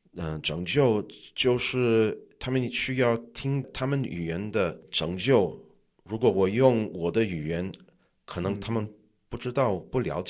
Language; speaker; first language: Chinese; non-native, learner; English